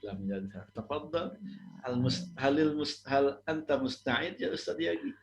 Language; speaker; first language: Arabic; non-native, fluent; Indonesian